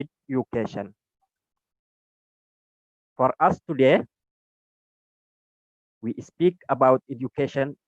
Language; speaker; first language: English; non-native, learner; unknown